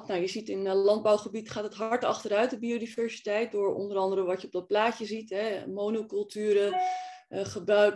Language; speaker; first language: Dutch; native; Dutch